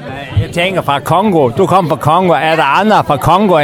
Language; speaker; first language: Danish; native; Danish